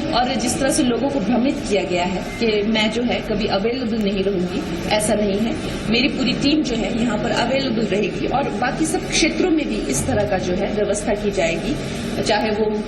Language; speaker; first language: Hindi; native; Hindi